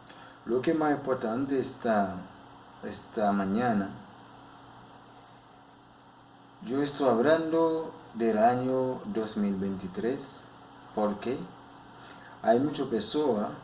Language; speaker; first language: Spanish; non-native, learner; Haitian Creole